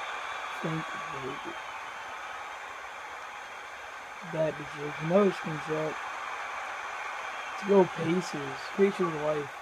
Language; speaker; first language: English; native; English